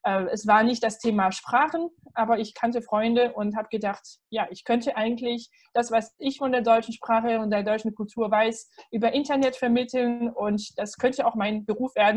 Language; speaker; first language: German; non-native, fluent; French